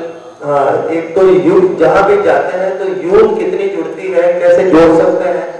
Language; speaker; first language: Hindi; native; Hindi